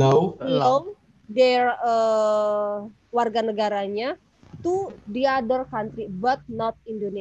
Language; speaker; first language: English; non-native, learner; Indonesian